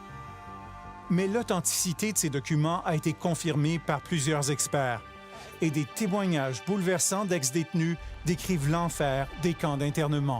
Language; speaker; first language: French; native; French